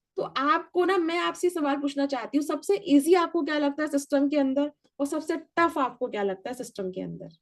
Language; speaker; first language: Hindi; native; Hindi